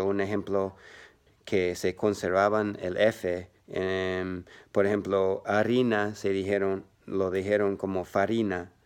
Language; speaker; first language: Spanish; non-native, learner; English